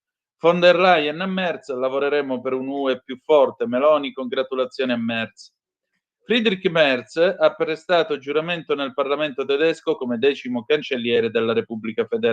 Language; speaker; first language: Italian; native; Italian